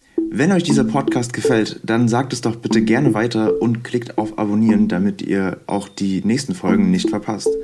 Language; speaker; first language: German; native; German